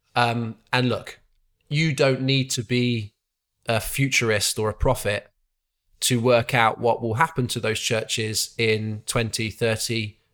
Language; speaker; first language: English; native; English